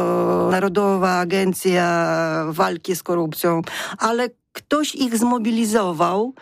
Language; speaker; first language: Polish; non-native, fluent; Ukrainian